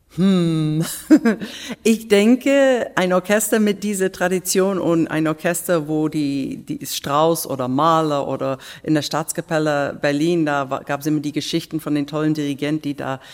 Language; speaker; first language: German; non-native, fluent; English